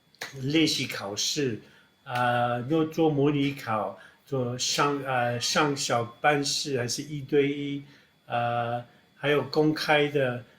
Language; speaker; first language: Chinese; non-native, fluent; English